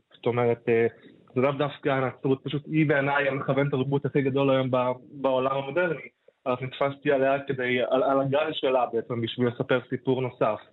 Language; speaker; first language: Hebrew; native; Hebrew